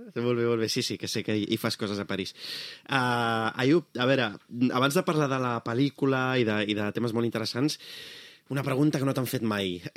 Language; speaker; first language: Catalan; early bilingual, other home language; Arabic